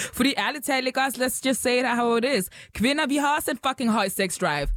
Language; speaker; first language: Danish; native; Danish